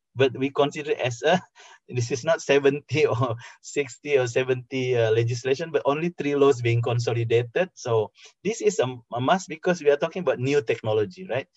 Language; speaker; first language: English; non-native, fluent; Indonesian